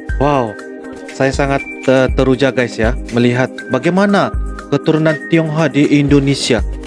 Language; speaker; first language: Malay; native; Malay